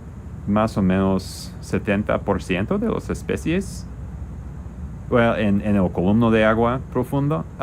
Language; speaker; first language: Spanish; non-native, learner; English